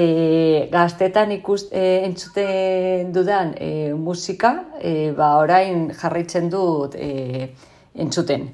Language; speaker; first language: Basque; non-native, local second language; Spanish